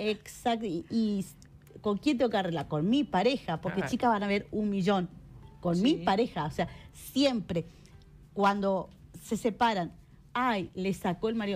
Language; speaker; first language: Spanish; native; Spanish